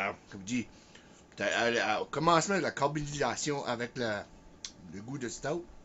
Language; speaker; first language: French; early bilingual, heritage; French